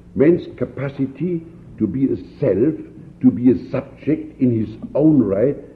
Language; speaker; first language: English; non-native, fluent; German